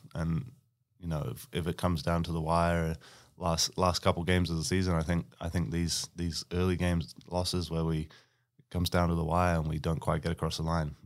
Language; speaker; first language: English; native; English